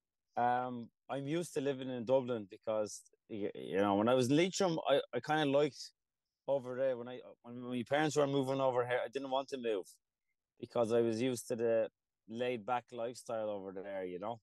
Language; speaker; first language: English; early bilingual, other home language; Kurdish